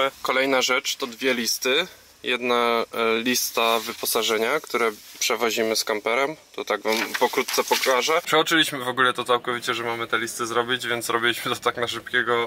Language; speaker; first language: Polish; native; Polish